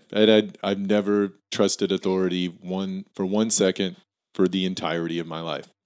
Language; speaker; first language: English; native; English